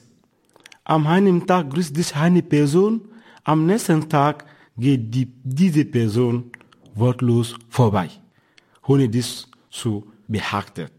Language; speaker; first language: German; non-native, fluent; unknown